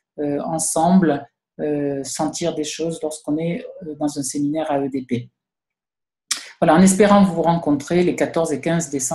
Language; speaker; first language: French; native; French